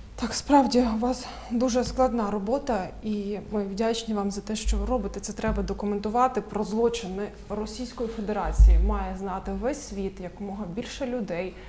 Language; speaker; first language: Ukrainian; native; Ukrainian